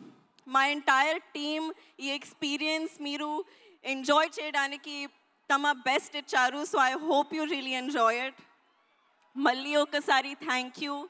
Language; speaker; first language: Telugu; non-native, learner; Hindi